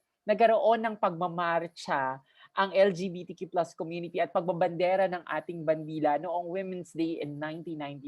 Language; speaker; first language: Filipino; native; Filipino